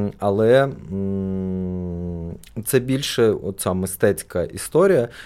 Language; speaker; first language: Ukrainian; non-native, local second language; Russian